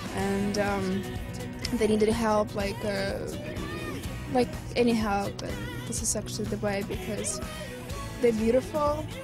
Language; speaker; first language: English; non-native, fluent; Russian